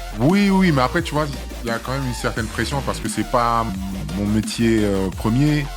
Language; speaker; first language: French; early bilingual, other home language; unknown